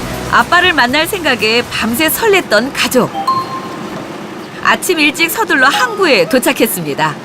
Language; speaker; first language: Korean; native; Korean